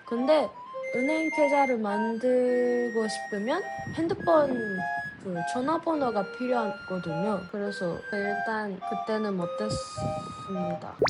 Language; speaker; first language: Korean; non-native, fluent; Japanese